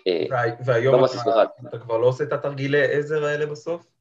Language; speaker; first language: Hebrew; native; Hebrew